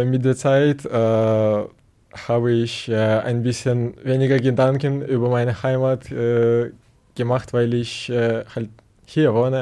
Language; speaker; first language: German; non-native, learner; Ukrainian